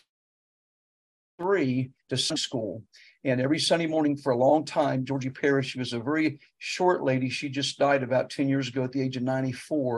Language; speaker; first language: English; native; English